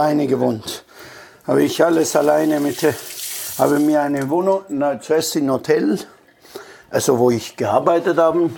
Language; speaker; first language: German; non-native, fluent; Italian